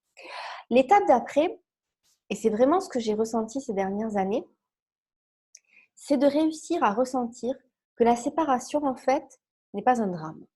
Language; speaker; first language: French; native; French